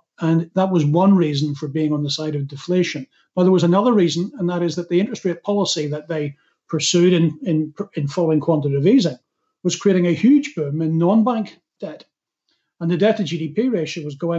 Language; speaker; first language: English; native; English